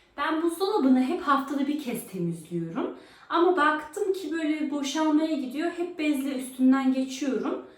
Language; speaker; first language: Turkish; early bilingual, heritage; Turkish